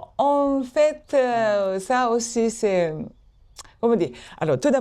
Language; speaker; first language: French; non-native, fluent; Japanese